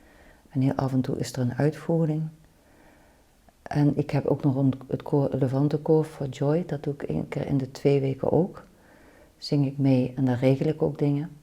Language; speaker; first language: Dutch; native; Dutch